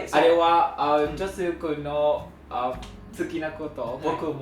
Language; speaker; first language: Japanese; non-native, learner; Vietnamese